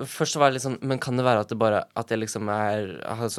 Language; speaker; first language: Norwegian; native; Norwegian